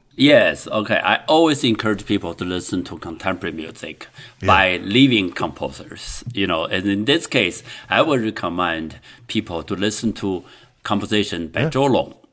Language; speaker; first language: English; non-native, fluent; Chinese